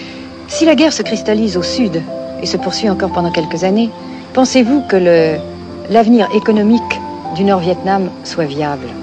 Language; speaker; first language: French; native; French